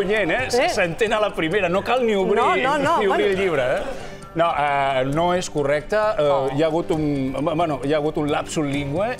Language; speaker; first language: Catalan; native; Catalan